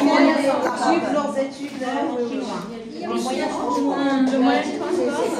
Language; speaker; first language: French; non-native, local second language; Arabic